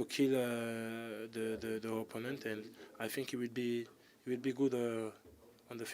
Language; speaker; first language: English; non-native, learner; French